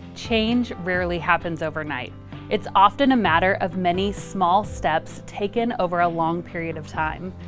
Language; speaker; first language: English; native; English